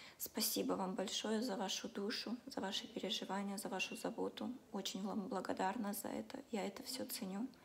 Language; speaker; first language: Russian; native; Russian